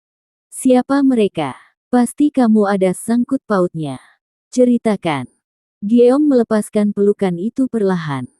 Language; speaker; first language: Indonesian; native; Indonesian